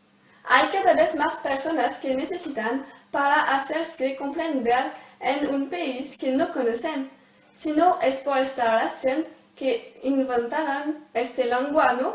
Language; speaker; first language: Spanish; non-native, learner; French